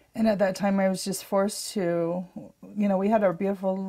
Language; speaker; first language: English; native; English